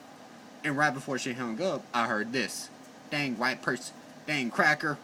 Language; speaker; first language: English; native; English